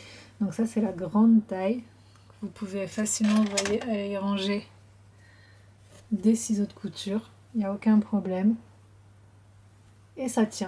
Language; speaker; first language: French; native; French